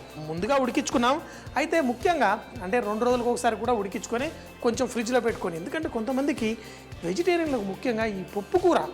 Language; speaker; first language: Telugu; native; Telugu